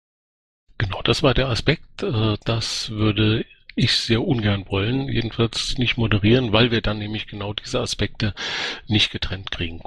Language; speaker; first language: German; native; German